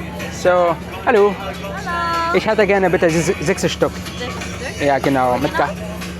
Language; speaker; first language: German; non-native, learner; Arabic